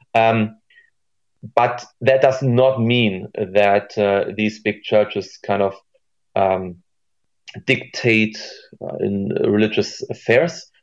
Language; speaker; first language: English; non-native, fluent; German